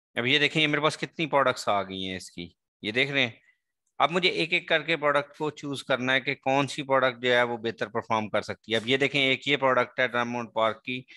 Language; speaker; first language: Urdu; non-native, local second language; Sindhi